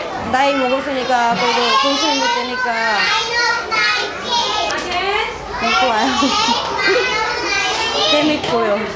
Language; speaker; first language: Korean; non-native, learner; Filipino